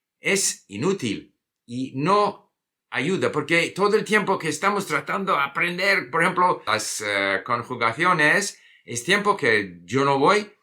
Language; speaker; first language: Spanish; non-native, fluent; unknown